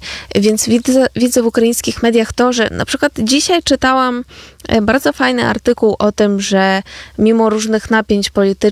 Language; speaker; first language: Polish; non-native, fluent; Ukrainian